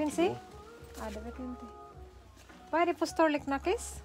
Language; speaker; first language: Swedish; non-native, learner; Cebuano